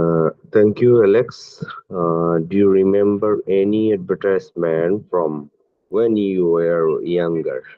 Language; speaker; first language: English; non-native, learner; Bangla